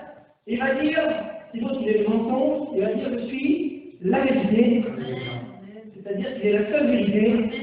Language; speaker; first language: French; native; French